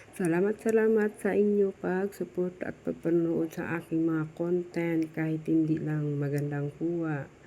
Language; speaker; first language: Filipino; non-native, local second language; Hiligaynon